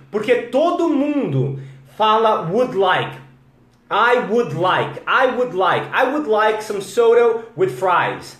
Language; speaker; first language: English; non-native, fluent; Portuguese